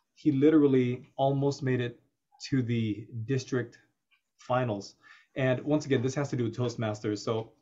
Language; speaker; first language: English; native; English